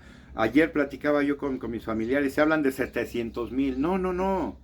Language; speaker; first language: Spanish; native; Spanish